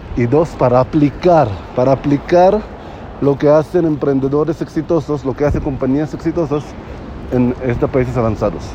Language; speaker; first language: Spanish; non-native, fluent; Hebrew